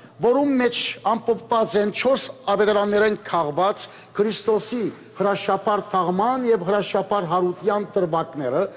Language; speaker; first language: Armenian; early bilingual, heritage; Armenian